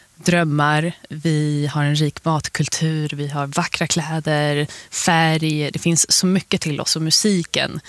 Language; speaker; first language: Swedish; early bilingual, other home language; Persian